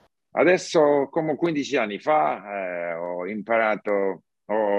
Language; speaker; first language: Italian; non-native, learner; English